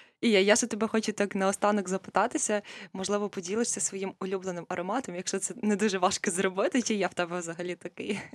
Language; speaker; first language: Ukrainian; native; Ukrainian